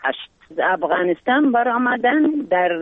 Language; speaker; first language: Persian; non-native, learner; Arabic